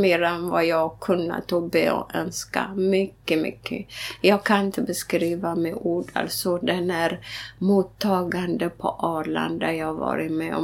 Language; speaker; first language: Swedish; non-native, fluent; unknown